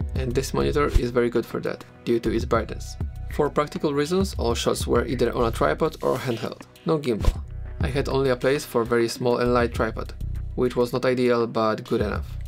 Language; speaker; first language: English; non-native, fluent; Polish